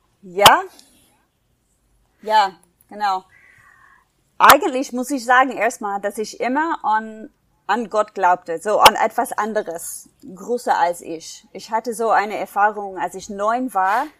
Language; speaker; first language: German; non-native, fluent; English